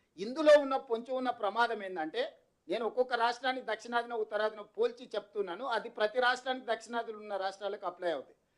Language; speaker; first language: Telugu; native; Telugu